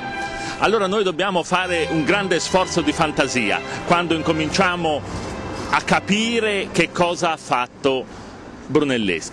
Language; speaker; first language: Italian; native; Italian